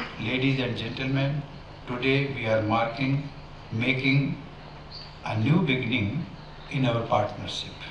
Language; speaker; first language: English; non-native, local second language; Hindi